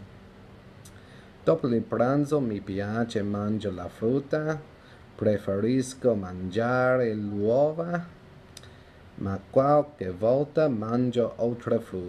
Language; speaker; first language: Italian; non-native, learner; English